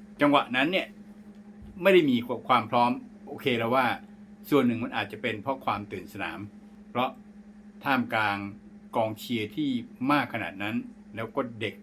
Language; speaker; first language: Thai; native; Thai